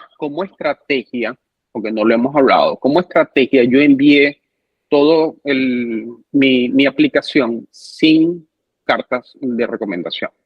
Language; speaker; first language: Spanish; native; Spanish